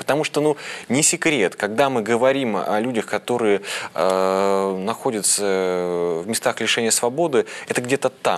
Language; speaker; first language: Russian; native; Russian